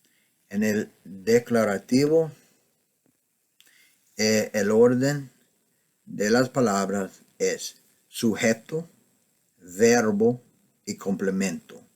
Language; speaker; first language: Spanish; non-native, fluent; English